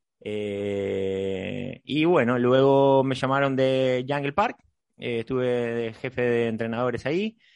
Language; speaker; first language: Spanish; native; Spanish